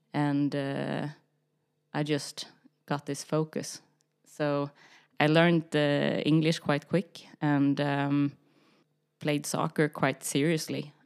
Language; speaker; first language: English; early bilingual, other home language; Swedish